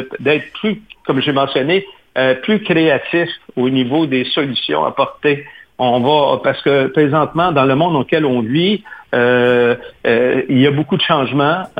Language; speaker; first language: French; native; French